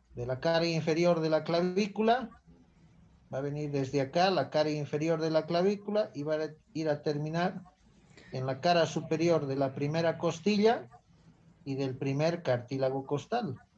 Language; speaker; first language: Spanish; native; Spanish